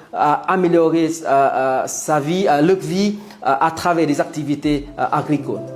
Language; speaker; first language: French; non-native, fluent; Vietnamese